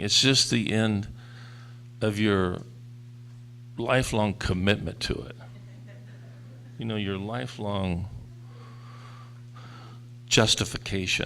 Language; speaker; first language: English; native; English